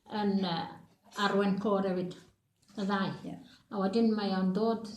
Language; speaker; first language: Welsh; native; Welsh